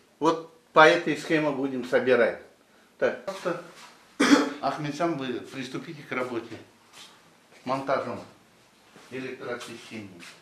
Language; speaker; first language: Russian; non-native, local second language; Kazakh